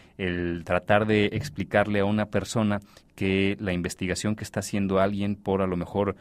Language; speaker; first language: Spanish; native; Spanish